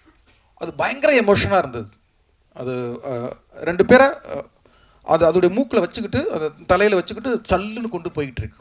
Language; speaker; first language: Tamil; native; Tamil